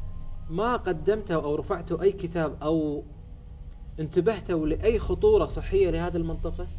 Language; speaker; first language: Arabic; native; Arabic